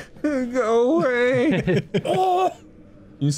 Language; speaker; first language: English; native; English